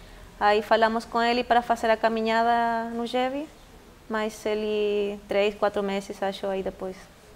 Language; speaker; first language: Portuguese; non-native, fluent; Spanish